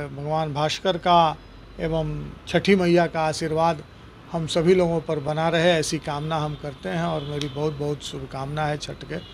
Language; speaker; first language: Hindi; native; Hindi